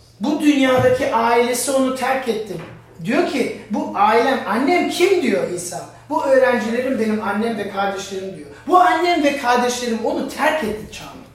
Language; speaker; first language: Turkish; non-native, fluent; German